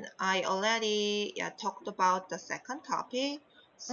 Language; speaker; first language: English; non-native, fluent; Korean